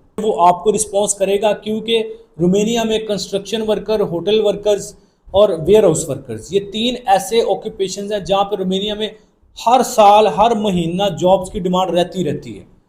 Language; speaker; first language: Urdu; non-native, local second language; Punjabi